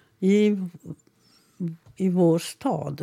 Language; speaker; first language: Swedish; non-native, fluent; Hungarian